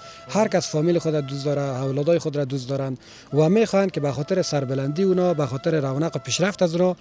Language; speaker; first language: Persian; native; Persian